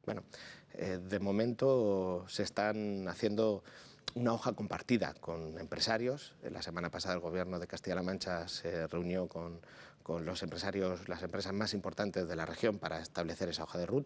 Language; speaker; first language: Spanish; native; Spanish